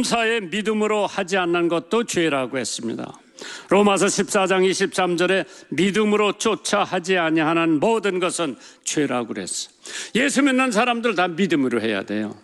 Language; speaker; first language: Korean; native; Korean